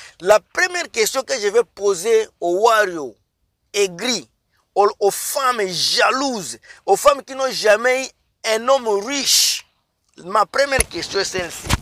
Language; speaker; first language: French; non-native, local second language; Lingala